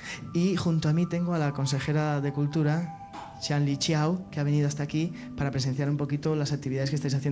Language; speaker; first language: Spanish; native; Spanish